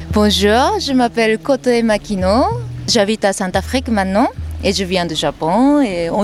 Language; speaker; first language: French; non-native, fluent; Japanese